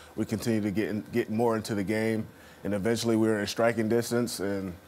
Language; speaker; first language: English; native; English